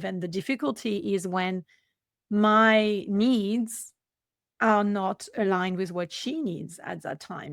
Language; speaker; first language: English; non-native, fluent; French